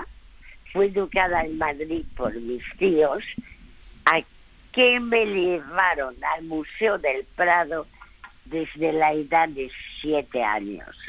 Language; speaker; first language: Spanish; early bilingual, other home language; French